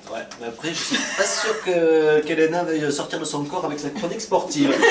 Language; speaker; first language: French; native; French